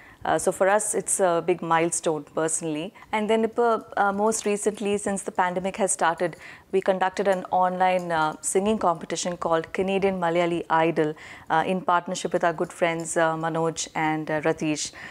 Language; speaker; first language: English; non-native, local second language; Malayalam